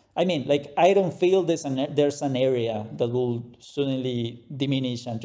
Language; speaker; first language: English; non-native, fluent; Spanish